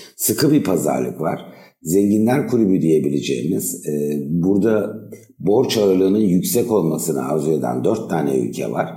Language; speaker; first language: Turkish; native; Turkish